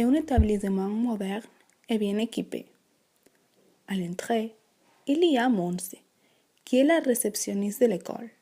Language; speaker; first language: French; non-native, learner; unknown